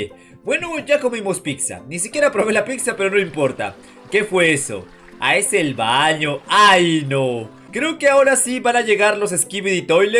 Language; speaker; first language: Spanish; native; Spanish